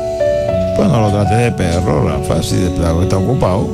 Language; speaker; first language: Spanish; native; Spanish